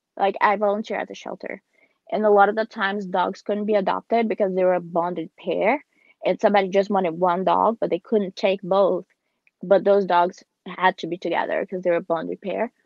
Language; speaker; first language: English; non-native, fluent; Portuguese